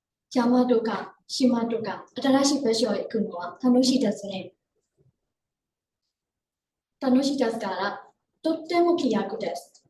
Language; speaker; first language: Japanese; non-native, learner; Burmese